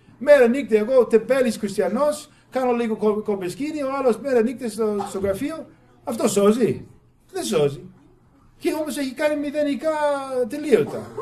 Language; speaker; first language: Greek; non-native, fluent; English